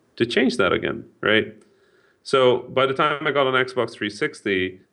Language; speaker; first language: English; non-native, fluent; Dutch